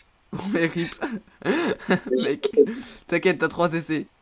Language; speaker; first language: French; native; French